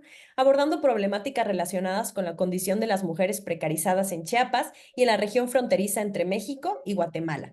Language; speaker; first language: Spanish; native; Spanish